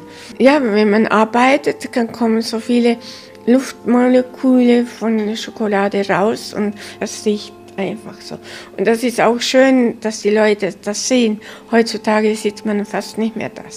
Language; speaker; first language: German; early bilingual, heritage; German